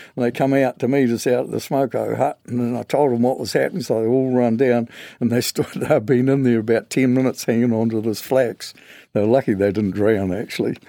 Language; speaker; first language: English; native; English